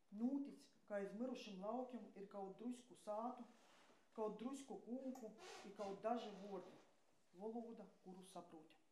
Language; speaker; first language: Latvian; native; Latvian